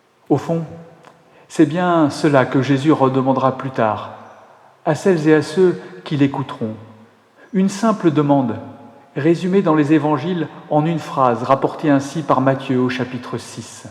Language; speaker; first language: French; native; French